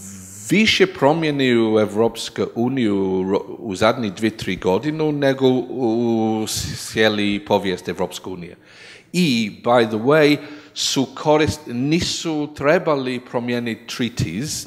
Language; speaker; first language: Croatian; non-native, learner; English